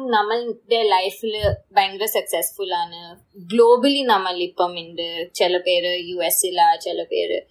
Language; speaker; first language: Malayalam; early bilingual, heritage; Malayalam